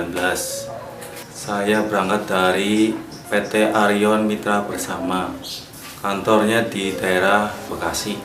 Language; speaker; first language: Indonesian; non-native, local second language; Javanese